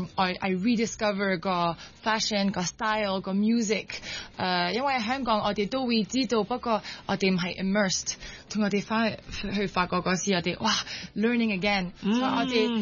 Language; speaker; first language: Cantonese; early bilingual, heritage; French